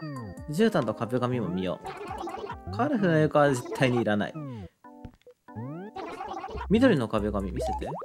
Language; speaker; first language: Japanese; native; Japanese